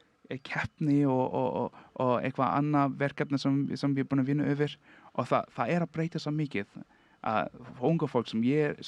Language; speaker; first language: Icelandic; non-native, learner; Danish